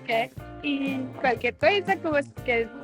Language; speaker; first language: Portuguese; non-native, learner; Hindi